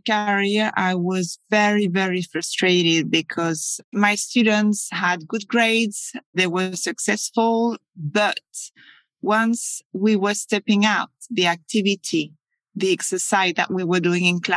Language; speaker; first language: English; non-native, fluent; French